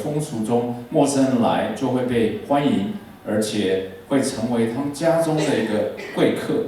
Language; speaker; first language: Chinese; native; Chinese